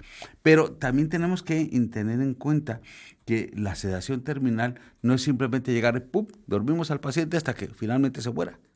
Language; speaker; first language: Spanish; native; Spanish